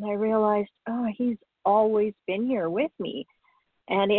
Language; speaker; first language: English; native; English